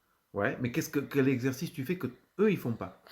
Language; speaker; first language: French; native; French